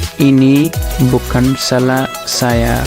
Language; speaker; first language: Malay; non-native, fluent; Nepali